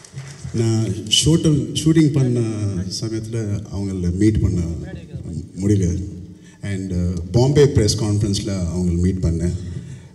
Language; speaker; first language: Tamil; non-native, learner; Telugu